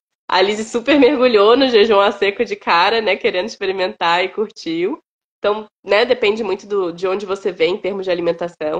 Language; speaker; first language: Portuguese; native; Portuguese